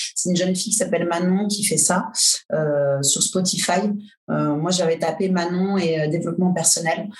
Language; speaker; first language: French; native; French